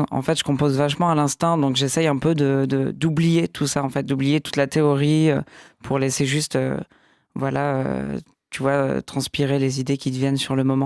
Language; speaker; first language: French; native; French